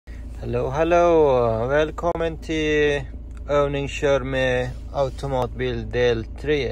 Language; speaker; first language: Swedish; non-native, fluent; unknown